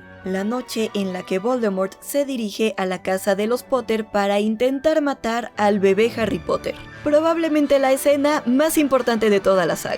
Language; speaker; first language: Spanish; native; Spanish